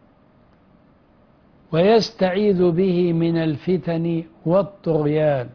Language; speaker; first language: Arabic; native; Arabic